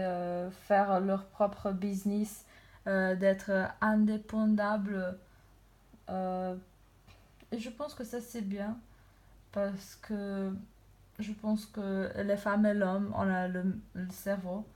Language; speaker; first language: French; non-native, learner; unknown